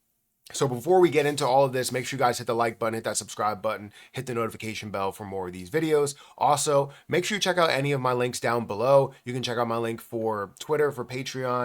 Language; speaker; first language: English; native; English